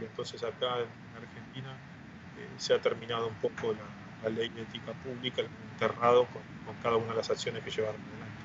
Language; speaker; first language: Spanish; native; Spanish